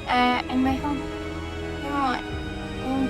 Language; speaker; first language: English; non-native, learner; Hazaragi